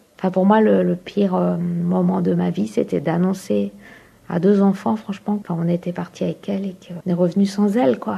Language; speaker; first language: French; native; French